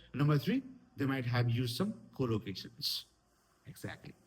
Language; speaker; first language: English; non-native, local second language; Nepali